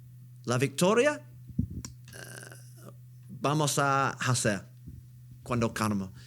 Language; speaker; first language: Spanish; non-native, learner; English